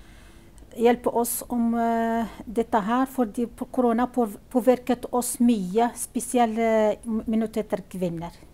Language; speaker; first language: Norwegian; non-native, learner; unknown